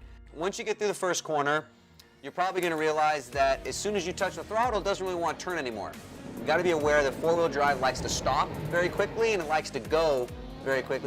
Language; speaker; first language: English; native; English